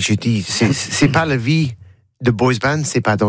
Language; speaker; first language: French; non-native, learner; English